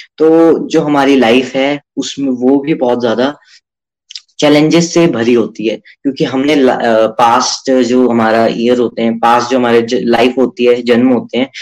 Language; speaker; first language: Hindi; native; Hindi